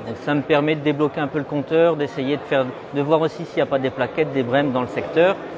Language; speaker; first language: French; native; French